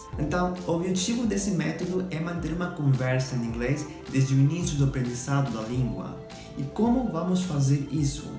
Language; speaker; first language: Portuguese; non-native, fluent; Spanish